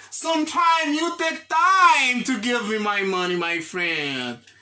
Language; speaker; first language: English; non-native, fluent; Haitian Creole